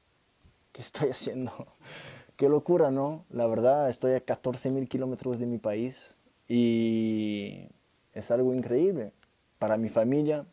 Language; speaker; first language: Spanish; non-native, fluent; French